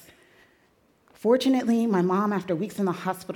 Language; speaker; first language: English; native; English